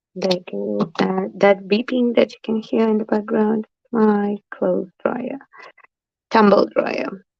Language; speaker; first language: English; non-native, fluent; Polish